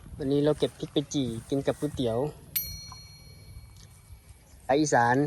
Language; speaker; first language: Thai; non-native, local second language; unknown